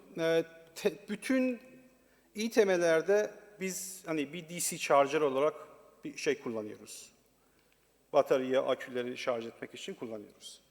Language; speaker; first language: Turkish; non-native, learner; Persian